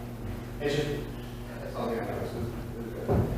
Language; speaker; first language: English; native; English